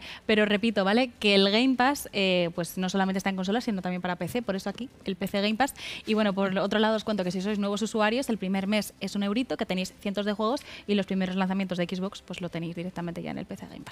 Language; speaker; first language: Spanish; native; Spanish